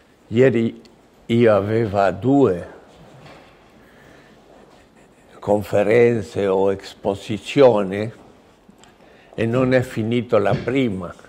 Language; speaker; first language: Italian; non-native, learner; Spanish